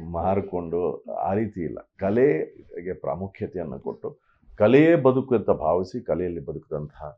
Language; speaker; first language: Kannada; native; Kannada